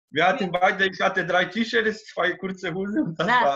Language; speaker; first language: German; non-native, fluent; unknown